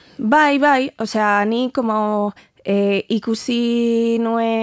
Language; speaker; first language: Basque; non-native, learner; Spanish